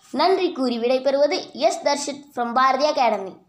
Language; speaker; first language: Tamil; native; Tamil